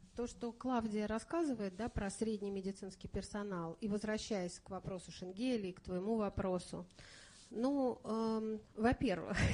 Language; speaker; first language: Russian; native; Russian